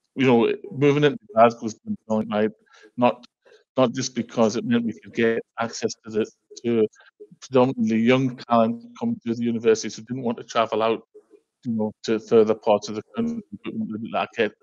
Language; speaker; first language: English; native; English